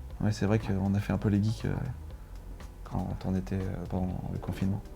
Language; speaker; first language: French; native; French